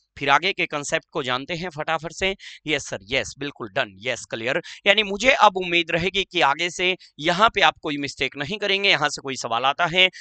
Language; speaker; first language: Hindi; native; Hindi